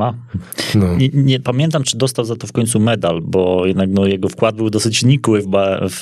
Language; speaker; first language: Polish; native; Polish